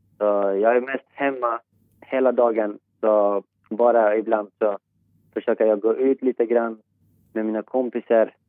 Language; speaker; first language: Swedish; non-native, fluent; Persian